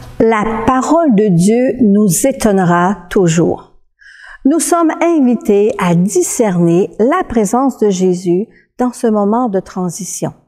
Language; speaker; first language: French; native; French